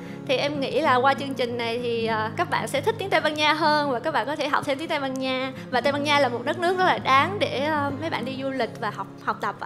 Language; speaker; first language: Vietnamese; native; Vietnamese